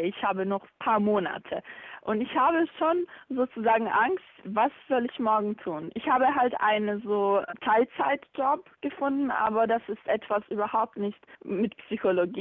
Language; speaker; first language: German; non-native, fluent; Bosnian